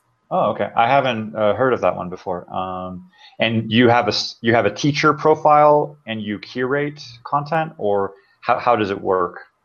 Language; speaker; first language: English; native; English